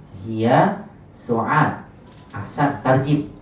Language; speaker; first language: Arabic; non-native, fluent; Indonesian